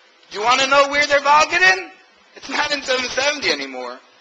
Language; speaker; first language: English; native; English